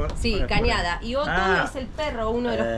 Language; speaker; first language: Spanish; native; Spanish